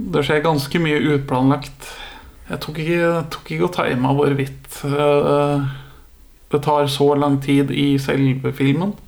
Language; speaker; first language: Norwegian; native; Norwegian